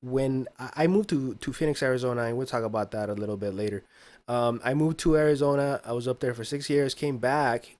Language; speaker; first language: English; early bilingual, other home language; Spanish